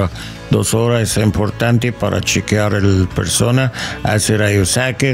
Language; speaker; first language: Spanish; non-native, learner; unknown